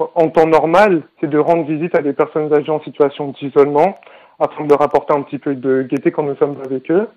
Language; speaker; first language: French; native; French